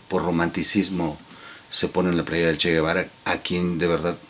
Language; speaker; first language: Spanish; native; Spanish